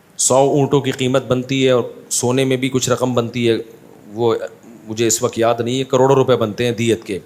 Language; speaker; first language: Urdu; native; Urdu